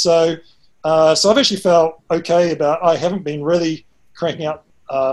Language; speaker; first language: English; native; English